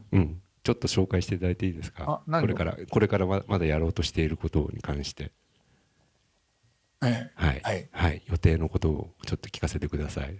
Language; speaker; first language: Japanese; native; Japanese